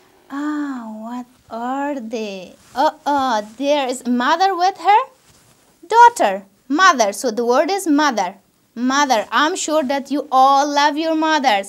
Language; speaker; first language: English; non-native, fluent; Persian